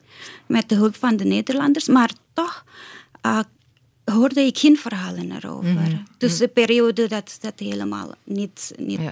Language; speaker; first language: Dutch; non-native, fluent; Indonesian